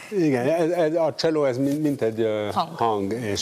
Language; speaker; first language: Hungarian; non-native, learner; French